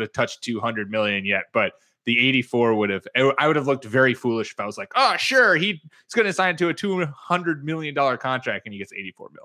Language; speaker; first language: English; native; English